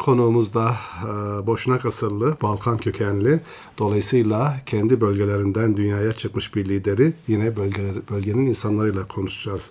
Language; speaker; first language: Turkish; native; Turkish